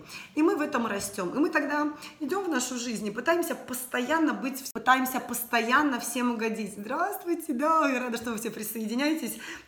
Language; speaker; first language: Russian; native; Russian